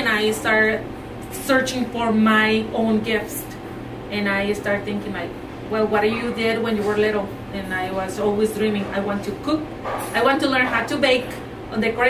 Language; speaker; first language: English; non-native, fluent; Spanish